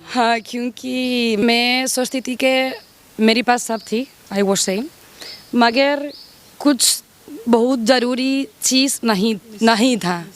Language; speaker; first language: Hindi; non-native, learner; Spanish